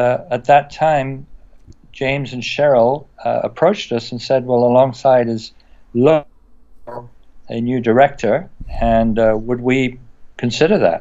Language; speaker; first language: English; native; English